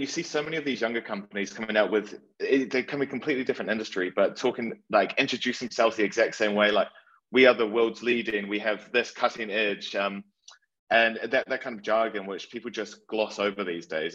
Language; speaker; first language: English; native; English